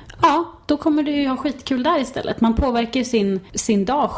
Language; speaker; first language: Swedish; native; Swedish